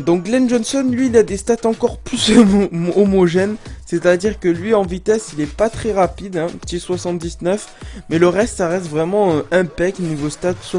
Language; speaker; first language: French; native; French